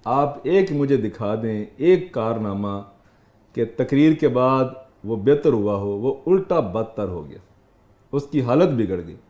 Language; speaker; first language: Urdu; non-native, local second language; Punjabi